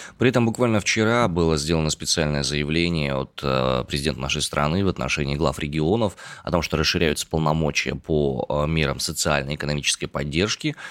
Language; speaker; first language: Russian; native; Russian